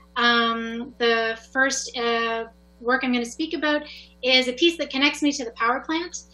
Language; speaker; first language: English; native; English